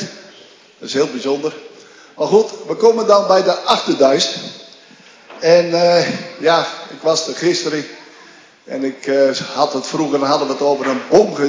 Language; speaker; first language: Dutch; native; Dutch